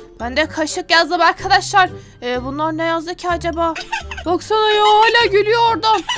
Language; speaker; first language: Turkish; native; Turkish